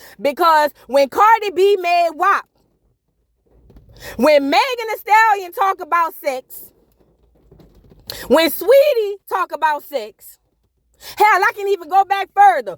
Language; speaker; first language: English; native; English